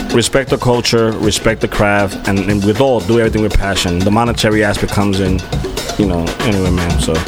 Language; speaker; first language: English; native; English